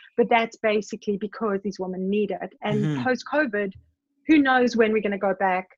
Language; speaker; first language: English; native; English